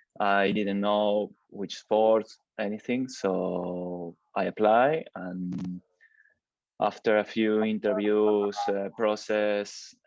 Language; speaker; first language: English; non-native, learner; Spanish